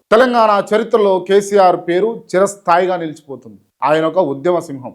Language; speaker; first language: Telugu; native; Telugu